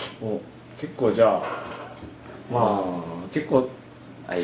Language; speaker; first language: Japanese; native; Japanese